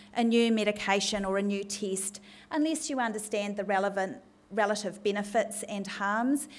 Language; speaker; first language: English; native; English